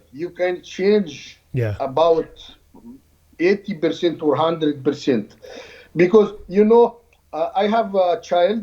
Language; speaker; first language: English; non-native, learner; Arabic